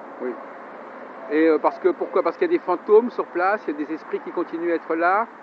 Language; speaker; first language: French; native; French